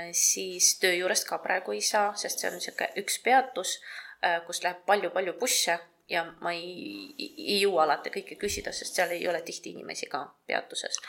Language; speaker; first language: Estonian; non-native, local second language; Russian